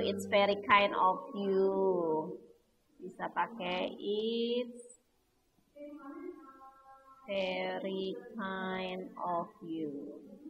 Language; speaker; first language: English; non-native, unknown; Indonesian